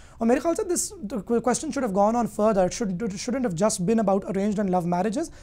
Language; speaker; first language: English; non-native, local second language; Hindi